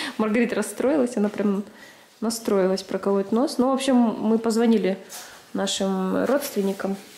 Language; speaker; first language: Russian; native; Russian